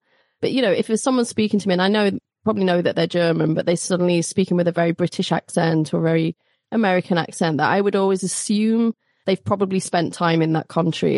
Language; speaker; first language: English; native; English